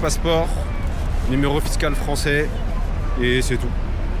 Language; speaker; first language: French; native; French